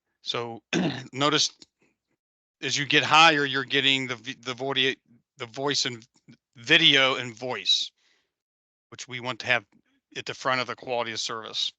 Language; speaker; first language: English; native; English